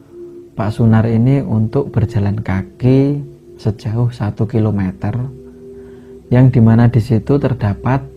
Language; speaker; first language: Indonesian; native; Indonesian